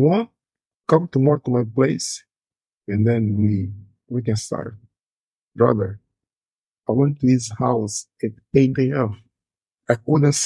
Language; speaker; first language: English; non-native, fluent; Portuguese